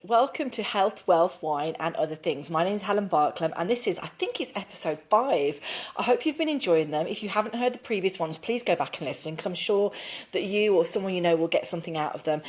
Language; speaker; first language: English; native; English